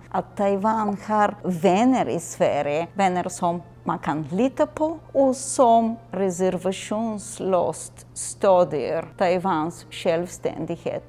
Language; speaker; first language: Swedish; non-native, fluent; Bulgarian